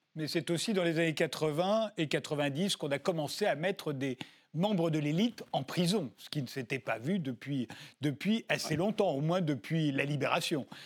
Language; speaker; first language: French; native; French